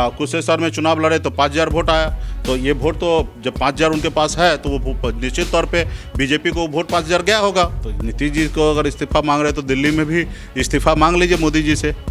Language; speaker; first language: Hindi; native; Hindi